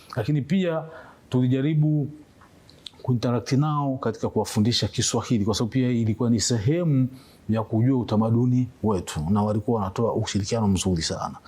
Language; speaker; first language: Swahili; native; Swahili